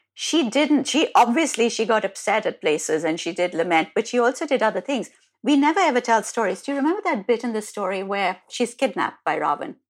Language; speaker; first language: English; non-native, local second language; Hindi